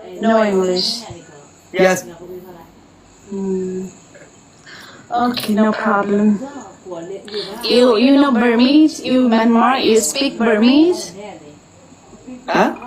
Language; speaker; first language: English; non-native, learner; Burmese